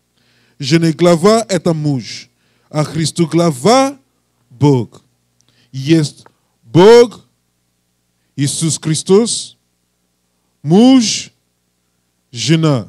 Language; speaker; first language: Russian; non-native, learner; English